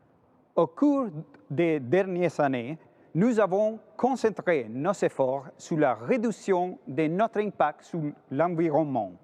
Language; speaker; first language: French; non-native, fluent; Italian